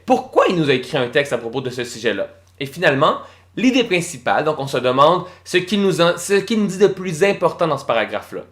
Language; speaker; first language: French; native; French